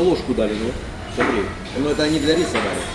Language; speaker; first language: Russian; native; Russian